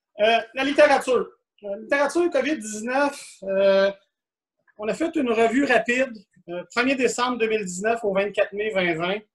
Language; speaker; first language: French; native; French